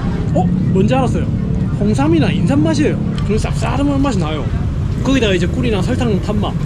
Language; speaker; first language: Korean; native; Korean